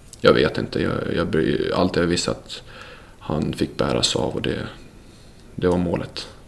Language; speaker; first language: Swedish; early bilingual, other home language; Serbian